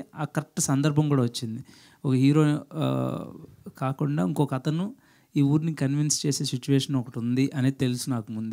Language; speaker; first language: Telugu; native; Telugu